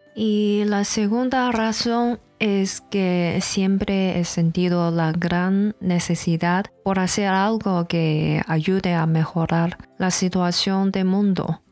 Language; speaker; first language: Spanish; non-native, learner; Chinese